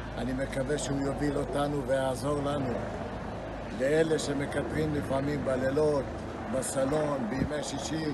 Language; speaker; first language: Hebrew; native; Hebrew